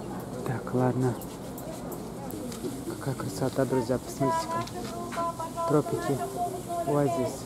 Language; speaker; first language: Russian; native; Russian